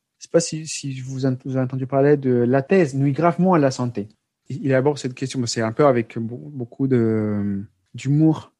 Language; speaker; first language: French; non-native, fluent; Spanish